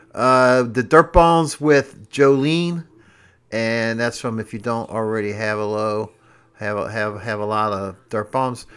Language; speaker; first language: English; native; English